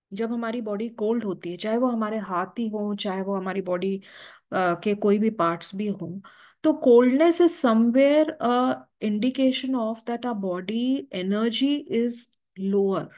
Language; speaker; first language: Hindi; native; Hindi